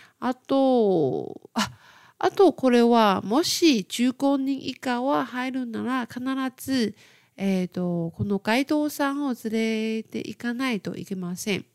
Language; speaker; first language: Japanese; non-native, fluent; Chinese